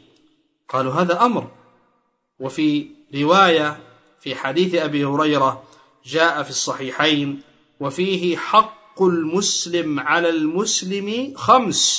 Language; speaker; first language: Arabic; native; Arabic